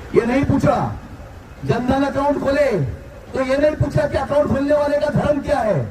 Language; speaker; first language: Hindi; non-native, local second language; Marathi